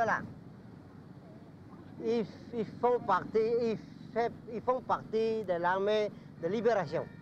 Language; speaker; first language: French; non-native, local second language; Vietnamese